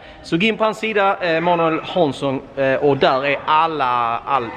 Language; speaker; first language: Swedish; native; Swedish